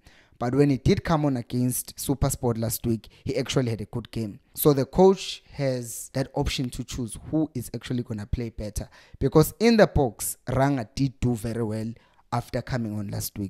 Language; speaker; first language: English; non-native, local second language; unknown